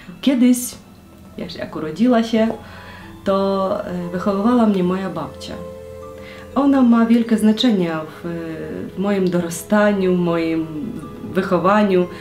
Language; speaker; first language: Polish; non-native, learner; Ukrainian